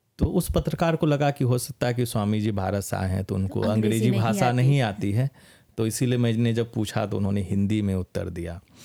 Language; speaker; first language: Hindi; early bilingual, heritage; Hindi